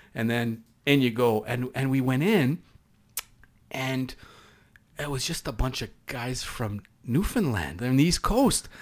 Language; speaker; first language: English; non-native, fluent; Hebrew